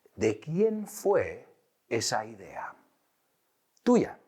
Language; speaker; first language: Spanish; non-native, fluent; English